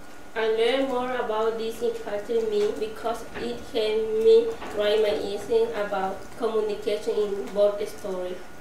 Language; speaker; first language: English; non-native, learner; Spanish